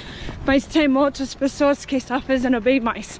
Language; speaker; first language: Portuguese; non-native, fluent; English